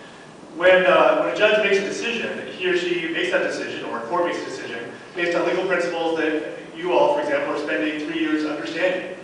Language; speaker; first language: English; native; English